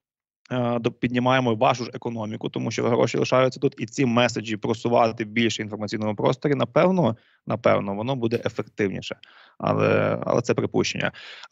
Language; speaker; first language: Ukrainian; native; Ukrainian